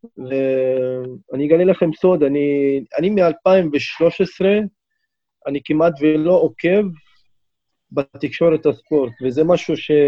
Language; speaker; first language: Hebrew; non-native, local second language; Arabic